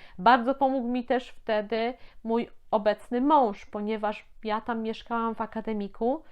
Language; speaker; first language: Polish; native; Polish